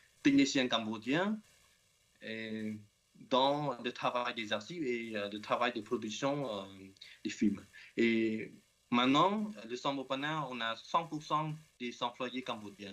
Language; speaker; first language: French; non-native, learner; Khmer